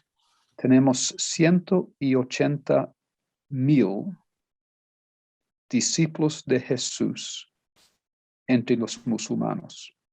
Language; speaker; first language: Spanish; non-native, fluent; Portuguese